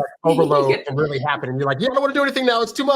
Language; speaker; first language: English; native; English